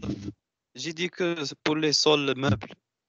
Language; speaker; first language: French; non-native, local second language; Arabic